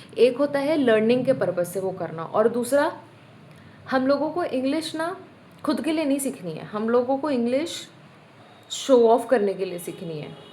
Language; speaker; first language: Hindi; native; Hindi